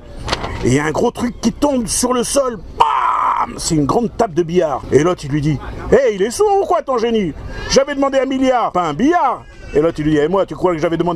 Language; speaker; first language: French; native; French